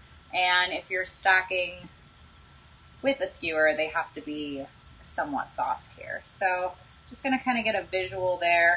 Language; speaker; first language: English; native; English